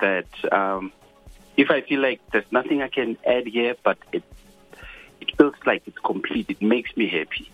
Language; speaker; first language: English; non-native, local second language; Tswana